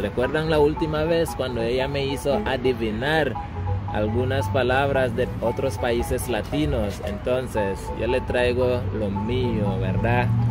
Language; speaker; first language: Spanish; native; Spanish